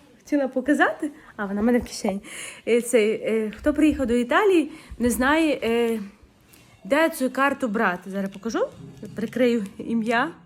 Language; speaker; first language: Ukrainian; native; Ukrainian